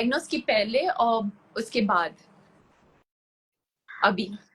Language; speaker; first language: Hindi; non-native, local second language; Tulu